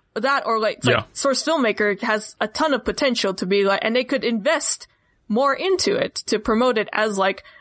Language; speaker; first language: English; native; English